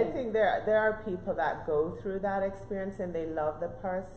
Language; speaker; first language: English; native; English